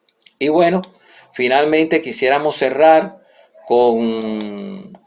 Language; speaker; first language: Spanish; native; Spanish